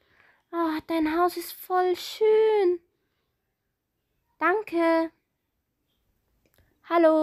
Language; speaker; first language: German; non-native, fluent; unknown